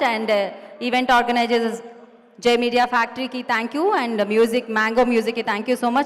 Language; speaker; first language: Telugu; native; Telugu